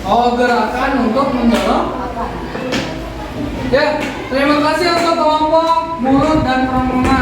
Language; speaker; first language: Indonesian; non-native, local second language; Sundanese